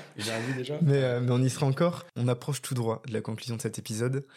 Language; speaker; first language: French; native; French